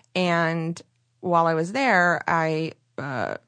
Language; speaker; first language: English; native; English